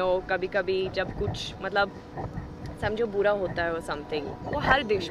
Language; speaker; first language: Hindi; non-native, learner; Swedish